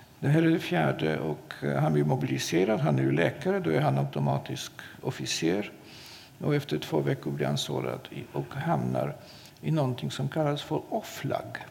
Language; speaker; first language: Swedish; non-native, fluent; Polish